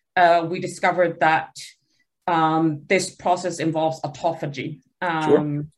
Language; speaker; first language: English; early bilingual, other home language; Spanish